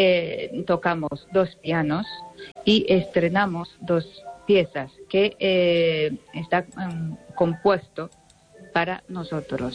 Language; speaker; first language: Spanish; non-native, fluent; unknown